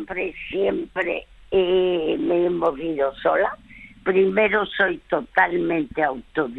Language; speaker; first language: Spanish; early bilingual, other home language; French